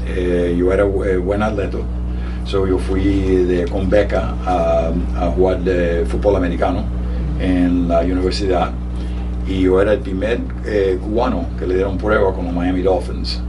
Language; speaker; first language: Spanish; early bilingual, heritage; Spanish